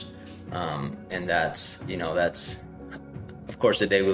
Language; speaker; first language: English; native; English